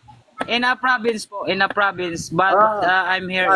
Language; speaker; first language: English; non-native, local second language; Filipino